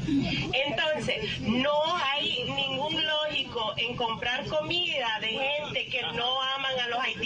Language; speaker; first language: Spanish; non-native, learner; Haitian Creole